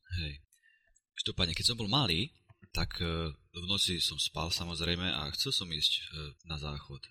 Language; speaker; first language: Slovak; native; Slovak